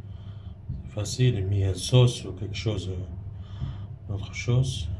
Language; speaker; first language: French; non-native, learner; Arabic